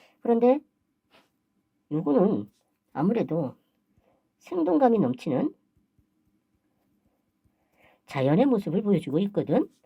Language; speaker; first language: Korean; native; Korean